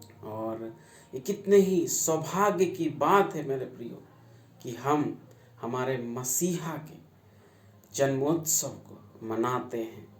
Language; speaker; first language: Hindi; native; Hindi